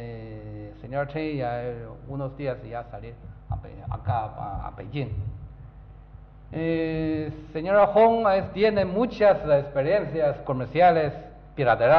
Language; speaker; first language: Spanish; non-native, learner; Chinese